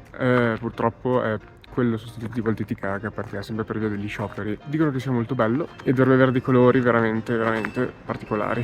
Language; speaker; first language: Italian; native; Italian